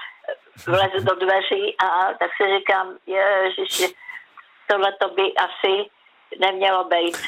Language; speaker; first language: Czech; native; Czech